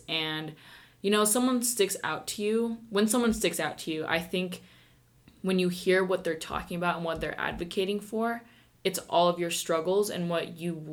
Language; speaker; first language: English; early bilingual, other home language; Spanish